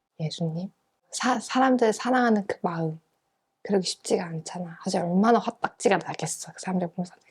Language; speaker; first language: Korean; early bilingual, heritage; Korean